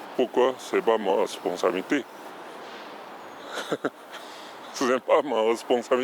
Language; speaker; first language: French; non-native, learner; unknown